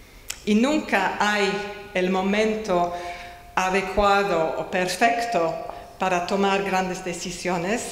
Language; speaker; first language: Spanish; non-native, fluent; English